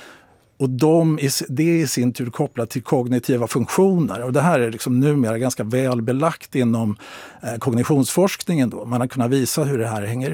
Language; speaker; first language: Swedish; native; Swedish